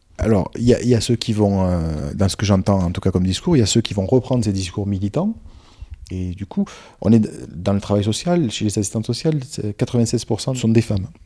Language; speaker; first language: French; native; French